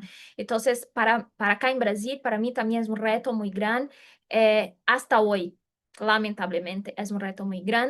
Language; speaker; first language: Spanish; non-native, fluent; Portuguese